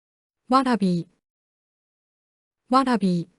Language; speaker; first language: Japanese; native; Japanese